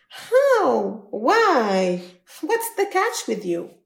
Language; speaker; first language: English; non-native, fluent; French